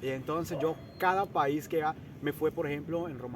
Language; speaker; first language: Spanish; non-native, fluent; Italian